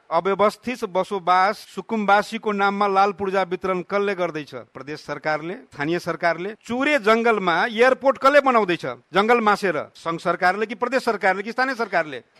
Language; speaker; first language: Nepali; non-native, local second language; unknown